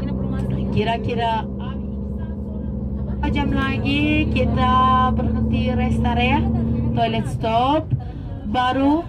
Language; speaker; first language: Indonesian; non-native, fluent; Turkish